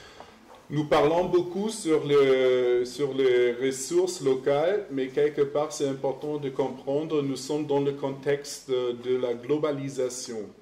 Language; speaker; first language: French; non-native, fluent; German